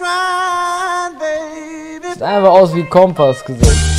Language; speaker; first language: German; native; German